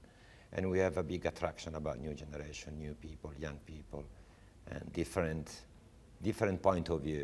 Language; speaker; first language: English; non-native, learner; Italian